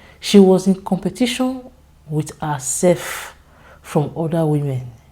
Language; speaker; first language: Nigerian Pidgin; native; Nigerian Pidgin